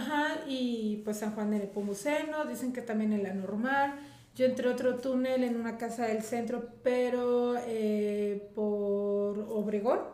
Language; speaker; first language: Spanish; native; Spanish